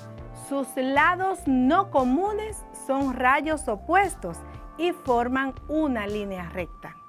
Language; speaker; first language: Spanish; native; Spanish